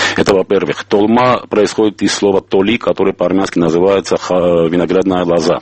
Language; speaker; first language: Russian; non-native, local second language; Armenian